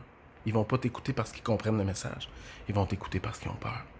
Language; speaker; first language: French; native; French